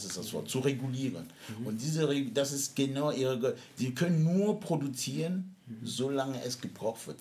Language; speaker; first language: German; non-native, fluent; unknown